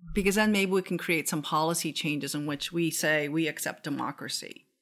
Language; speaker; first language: English; non-native, fluent; Korean